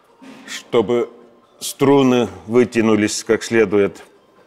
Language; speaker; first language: Russian; non-native, local second language; Estonian